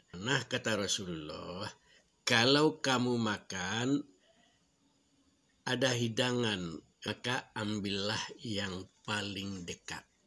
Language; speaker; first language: Indonesian; non-native, local second language; Minangkabau